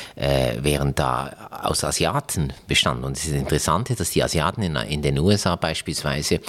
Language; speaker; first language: German; native; German